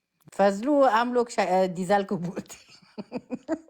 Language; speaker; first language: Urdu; non-native, fluent; Persian